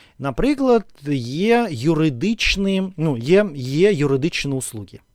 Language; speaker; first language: Ukrainian; non-native, learner; Russian